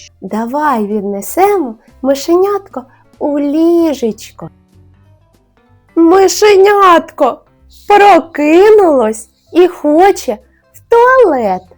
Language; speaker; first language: Ukrainian; native; Ukrainian